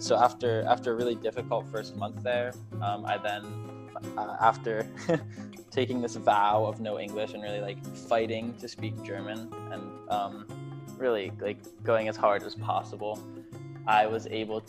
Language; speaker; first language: English; native; English